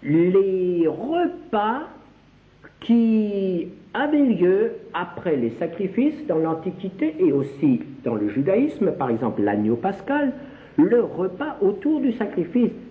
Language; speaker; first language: French; native; French